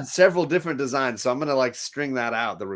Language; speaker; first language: English; native; English